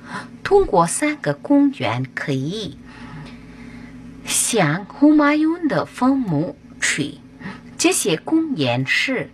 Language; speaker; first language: Chinese; non-native, learner; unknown